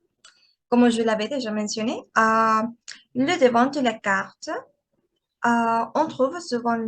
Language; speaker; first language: French; non-native, learner; Spanish